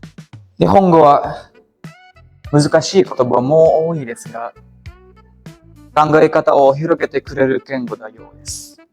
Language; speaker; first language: Japanese; non-native, learner; Indonesian